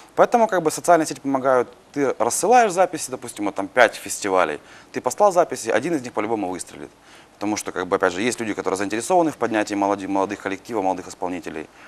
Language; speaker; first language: Russian; native; Russian